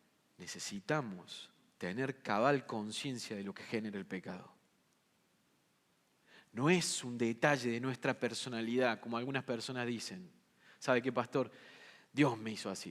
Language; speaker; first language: Spanish; native; Spanish